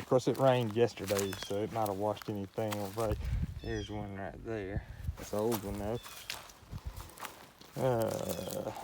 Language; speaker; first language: English; native; English